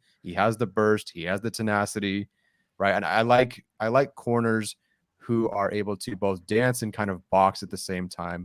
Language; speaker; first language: English; native; English